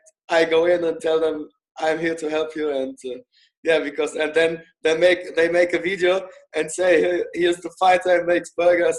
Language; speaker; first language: English; non-native, fluent; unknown